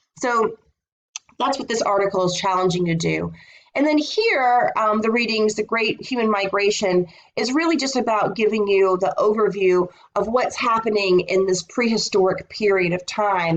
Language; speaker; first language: English; native; English